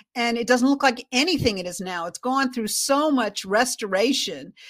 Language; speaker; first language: English; native; English